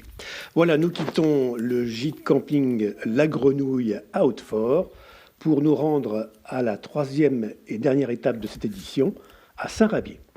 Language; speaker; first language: French; native; French